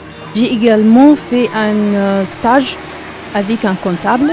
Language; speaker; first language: French; non-native, learner; Arabic